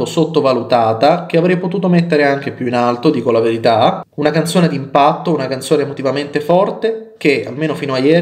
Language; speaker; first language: Italian; native; Italian